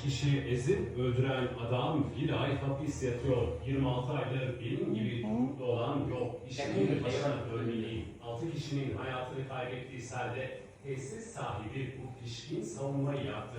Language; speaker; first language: Turkish; native; Turkish